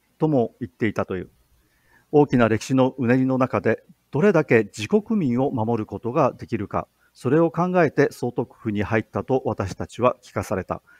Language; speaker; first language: Japanese; native; Japanese